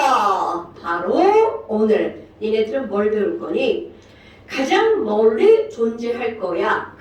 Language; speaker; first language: Korean; native; Korean